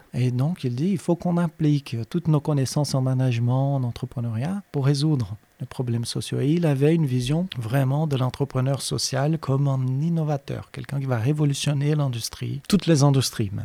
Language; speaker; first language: French; non-native, fluent; Portuguese